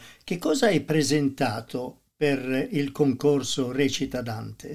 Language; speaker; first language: Italian; native; Italian